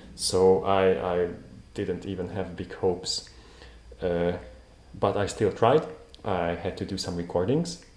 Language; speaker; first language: English; non-native, fluent; Hungarian